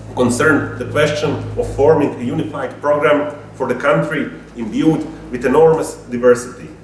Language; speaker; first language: English; non-native, fluent; Croatian